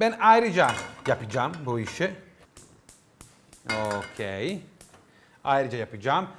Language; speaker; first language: Turkish; non-native, learner; Italian